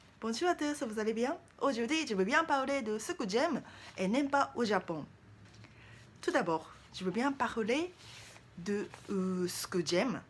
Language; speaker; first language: French; non-native, learner; Japanese